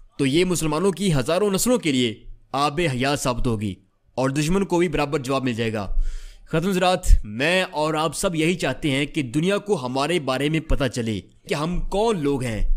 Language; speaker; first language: Urdu; native; Urdu